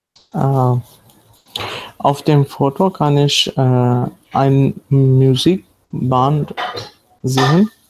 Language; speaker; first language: German; non-native, learner; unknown